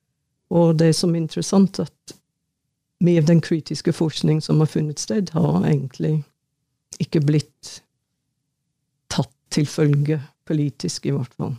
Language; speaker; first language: Norwegian; non-native, fluent; English